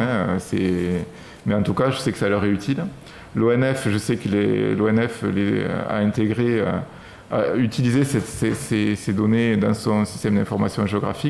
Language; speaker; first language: French; native; French